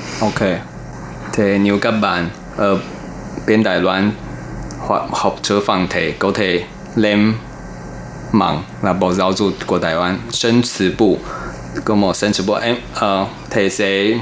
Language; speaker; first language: Vietnamese; non-native, learner; Chinese